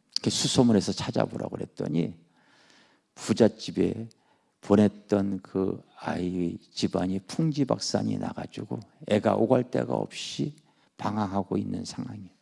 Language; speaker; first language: Korean; native; Korean